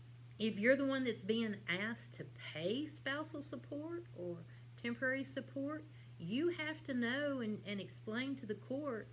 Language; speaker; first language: English; native; English